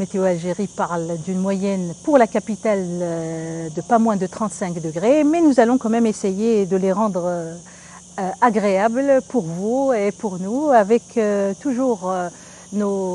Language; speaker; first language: French; non-native, local second language; Arabic